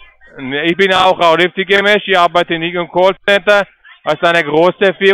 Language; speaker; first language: German; non-native, learner; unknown